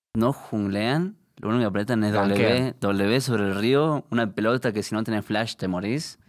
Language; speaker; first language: Spanish; native; Spanish